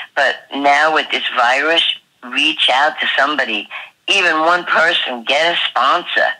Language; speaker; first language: English; native; English